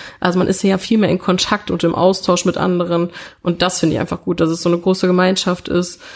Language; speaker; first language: German; early bilingual, other home language; Italian